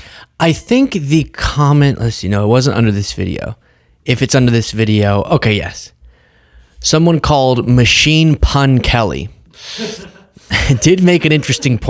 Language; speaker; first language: English; native; English